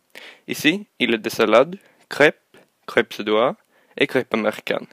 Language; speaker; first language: French; non-native, learner; Swedish